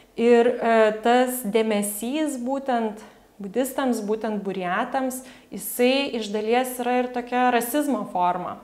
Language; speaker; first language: Lithuanian; native; Lithuanian